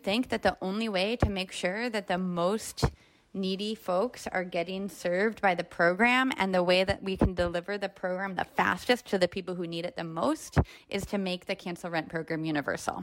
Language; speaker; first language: English; native; English